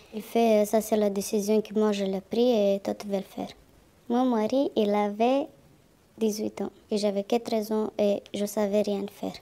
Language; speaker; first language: French; non-native, learner; Romanian